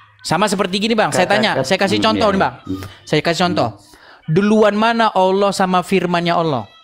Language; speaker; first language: Indonesian; native; Indonesian